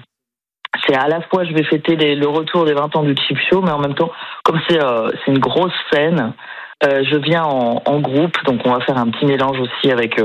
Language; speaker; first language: French; native; French